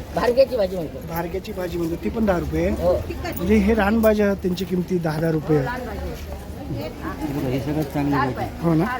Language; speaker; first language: Marathi; native; Marathi